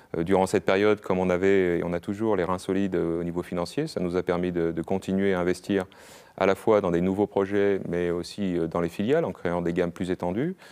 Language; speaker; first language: French; native; French